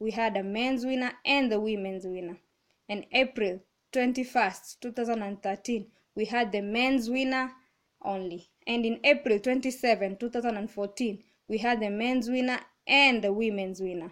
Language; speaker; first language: English; non-native, local second language; Kamba